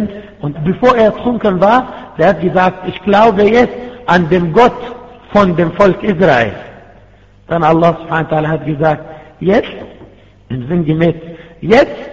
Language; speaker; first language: German; non-native, fluent; Arabic